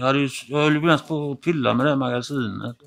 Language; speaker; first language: Swedish; native; Swedish